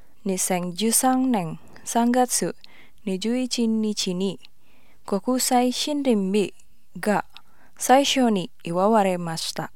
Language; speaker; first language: Japanese; non-native, fluent; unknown